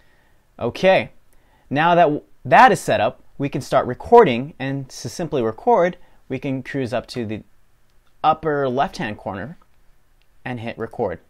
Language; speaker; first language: English; native; English